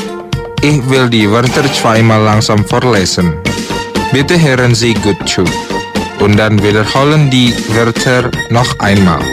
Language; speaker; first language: German; non-native, fluent; Indonesian